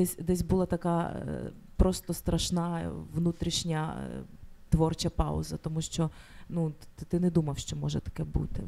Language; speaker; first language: Ukrainian; native; Ukrainian